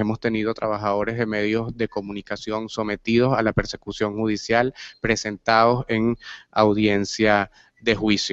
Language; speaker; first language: Spanish; native; Spanish